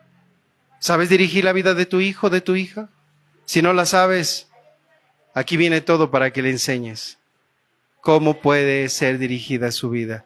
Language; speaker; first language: Spanish; native; Spanish